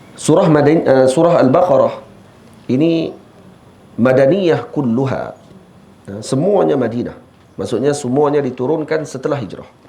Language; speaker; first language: Malay; native; Malay